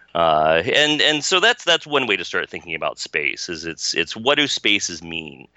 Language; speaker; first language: English; native; English